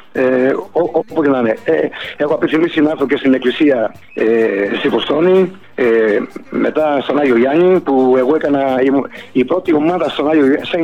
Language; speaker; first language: Greek; early bilingual, heritage; Greek